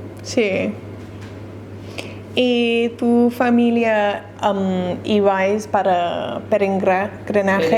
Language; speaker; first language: Spanish; non-native, learner; English